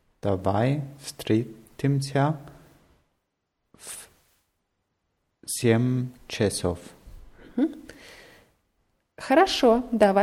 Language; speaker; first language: Russian; non-native, learner; German